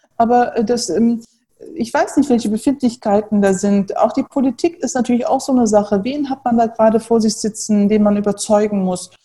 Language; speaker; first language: German; early bilingual, other home language; Turkish